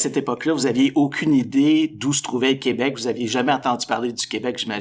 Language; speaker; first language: French; native; French